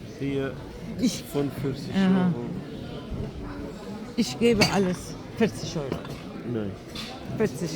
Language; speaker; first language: German; non-native, learner; Turkish